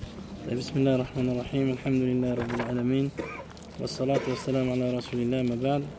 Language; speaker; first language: Arabic; non-native, fluent; French